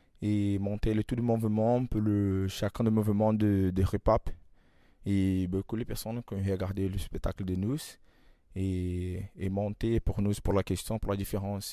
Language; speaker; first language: French; non-native, learner; Portuguese